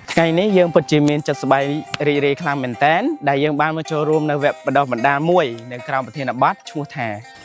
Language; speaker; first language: Khmer; non-native, local second language; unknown